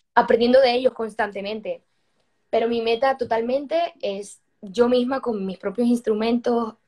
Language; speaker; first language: Spanish; native; Spanish